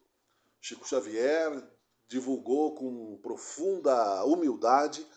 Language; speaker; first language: Portuguese; native; Portuguese